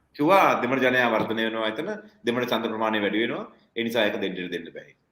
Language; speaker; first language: Sinhala; non-native, local second language; Tamil